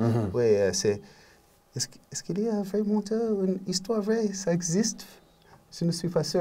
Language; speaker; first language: French; non-native, learner; English